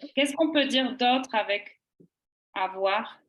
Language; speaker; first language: French; native; French